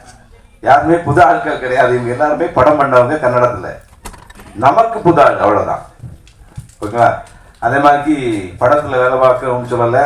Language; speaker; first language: Tamil; native; Tamil